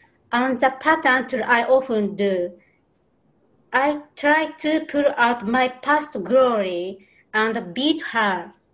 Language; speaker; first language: English; non-native, learner; Japanese